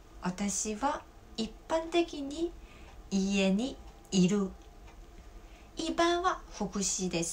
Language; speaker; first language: Japanese; non-native, fluent; Chinese